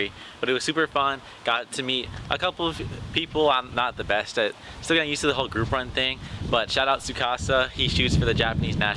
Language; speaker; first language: English; native; English